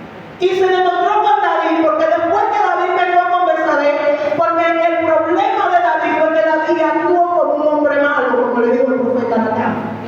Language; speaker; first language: Spanish; native; Spanish